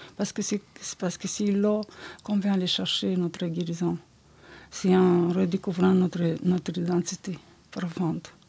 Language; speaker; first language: French; non-native, local second language; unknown